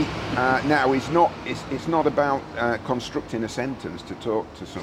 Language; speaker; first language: English; native; English